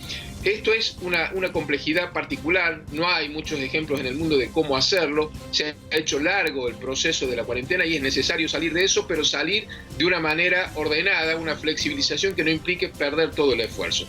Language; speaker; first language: Spanish; native; Spanish